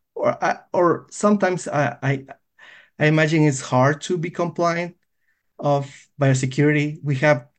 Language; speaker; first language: English; non-native, fluent; Spanish